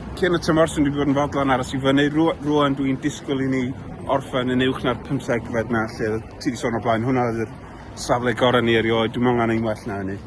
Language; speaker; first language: Welsh; native; Welsh